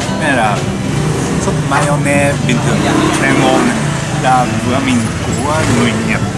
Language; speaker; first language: Vietnamese; non-native, learner; Japanese